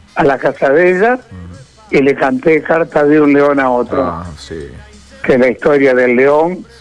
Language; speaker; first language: Spanish; native; Spanish